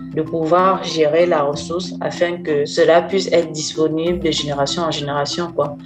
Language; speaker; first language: French; non-native, local second language; Fang